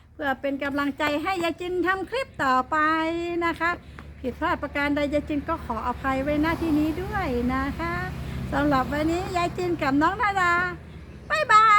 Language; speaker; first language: Thai; native; Thai